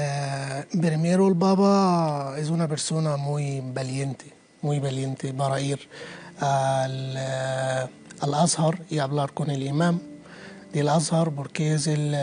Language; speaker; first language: Spanish; non-native, learner; Arabic